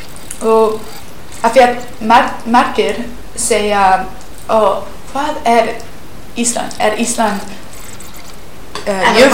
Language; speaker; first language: Icelandic; non-native, learner; English